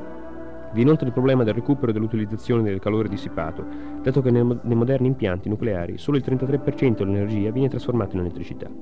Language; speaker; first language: Italian; native; Italian